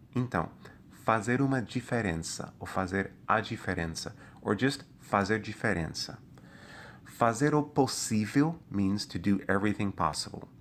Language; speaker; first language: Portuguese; non-native, fluent; English